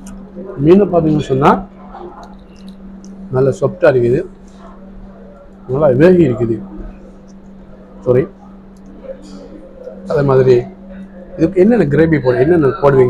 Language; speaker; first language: Tamil; native; Tamil